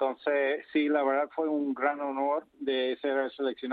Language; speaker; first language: Spanish; non-native, fluent; English